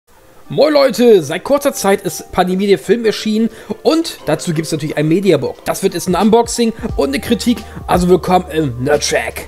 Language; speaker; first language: German; native; German